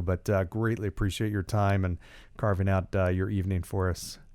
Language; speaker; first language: English; native; English